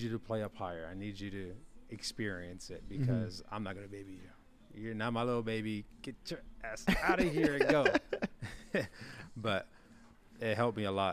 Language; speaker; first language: English; native; English